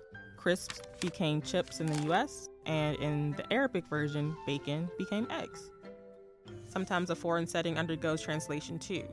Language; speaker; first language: English; native; English